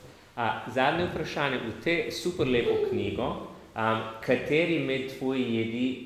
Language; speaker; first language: Slovenian; non-native, learner; English